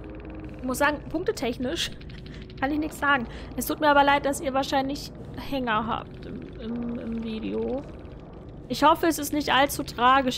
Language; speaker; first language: German; native; German